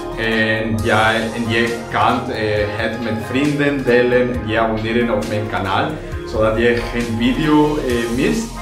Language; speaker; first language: Dutch; non-native, learner; Spanish